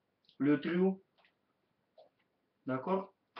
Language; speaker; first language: French; non-native, learner; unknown